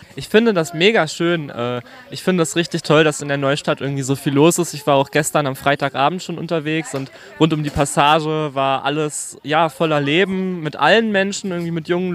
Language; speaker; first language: German; native; German